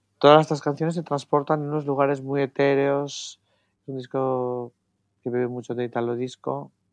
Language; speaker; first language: Spanish; non-native, fluent; Greek